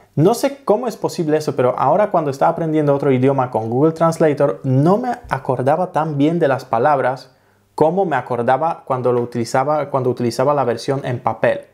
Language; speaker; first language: Spanish; non-native, fluent; Polish